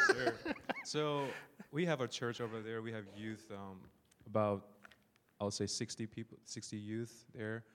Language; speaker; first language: English; non-native, fluent; Burmese